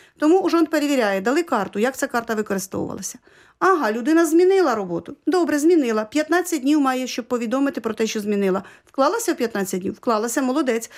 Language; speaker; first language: Ukrainian; native; Ukrainian